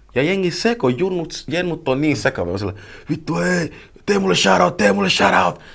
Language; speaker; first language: Finnish; early bilingual, other home language; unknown